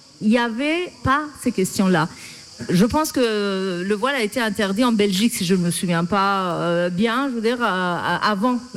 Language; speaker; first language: French; non-native, fluent; Persian